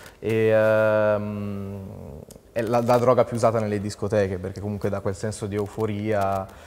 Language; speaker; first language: Italian; native; Italian